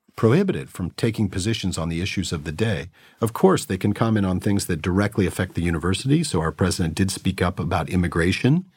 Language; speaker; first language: English; native; English